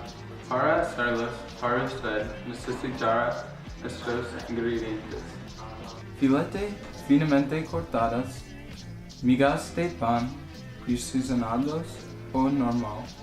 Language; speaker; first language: Spanish; non-native, learner; English